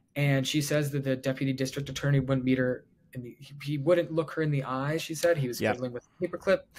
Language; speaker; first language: English; native; English